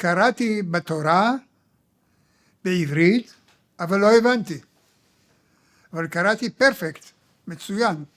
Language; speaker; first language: Hebrew; early bilingual, other home language; Arabic